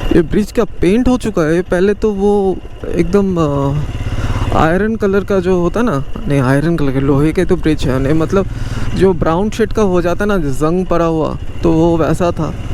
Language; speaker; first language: Hindi; non-native, local second language; Bangla